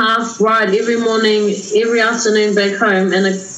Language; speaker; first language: English; native; English